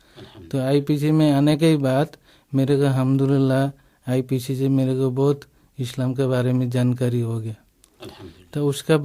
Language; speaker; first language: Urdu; non-native, learner; Nepali